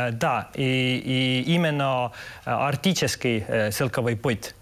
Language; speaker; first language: Russian; non-native, local second language; Estonian